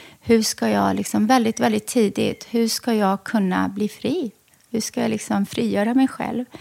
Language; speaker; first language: Swedish; early bilingual, other home language; Arabic